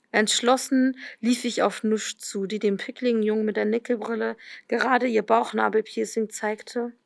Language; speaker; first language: German; native; German